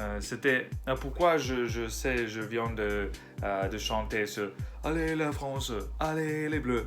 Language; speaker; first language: French; non-native, learner; Russian